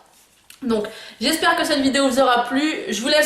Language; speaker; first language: French; native; French